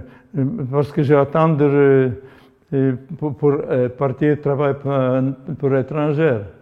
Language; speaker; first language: French; non-native, learner; Polish